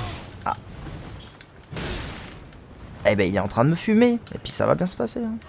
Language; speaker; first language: French; native; French